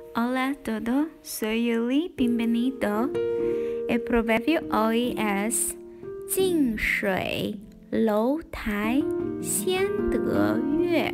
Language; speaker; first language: Spanish; non-native, learner; Chinese